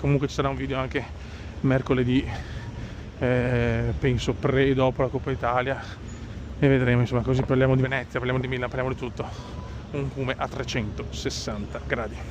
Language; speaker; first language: Italian; native; Italian